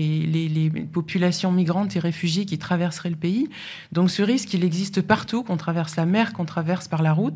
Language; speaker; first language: French; native; French